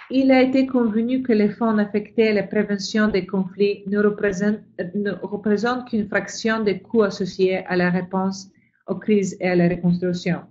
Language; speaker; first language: French; non-native, fluent; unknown